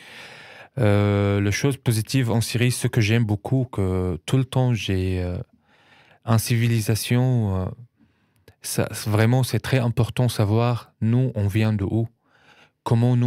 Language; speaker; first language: French; non-native, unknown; Arabic